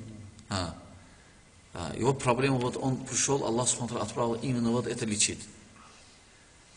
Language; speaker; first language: Russian; non-native, learner; Azerbaijani